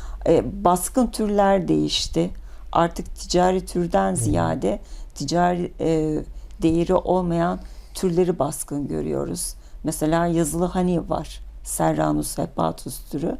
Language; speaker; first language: Turkish; native; Turkish